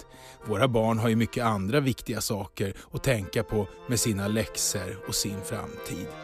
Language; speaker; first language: Swedish; native; Swedish